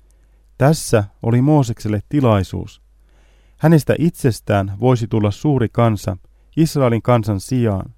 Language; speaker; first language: Finnish; native; Finnish